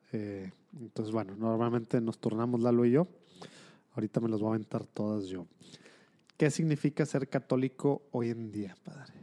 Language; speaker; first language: Spanish; native; Spanish